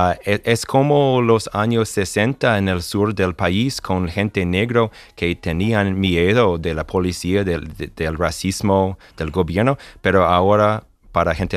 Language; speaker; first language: Spanish; non-native, fluent; English